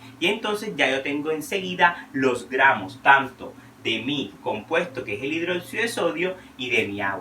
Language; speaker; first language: Spanish; native; Spanish